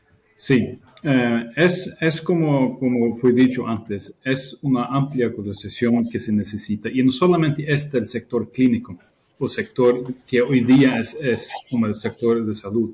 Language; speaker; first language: Spanish; non-native, fluent; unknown